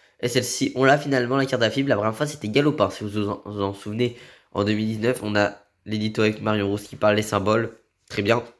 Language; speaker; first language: French; native; French